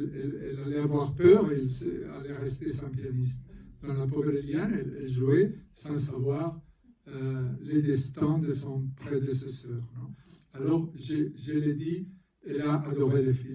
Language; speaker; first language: French; non-native, fluent; Spanish